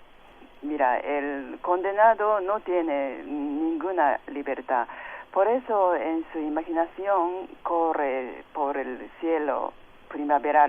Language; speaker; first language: Spanish; non-native, fluent; Japanese